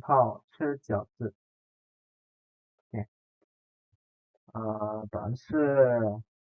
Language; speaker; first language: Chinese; non-native, fluent; Indonesian